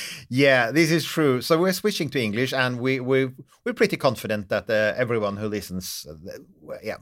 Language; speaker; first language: English; non-native, fluent; Norwegian